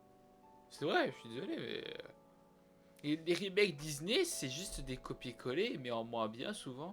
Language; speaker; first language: French; native; French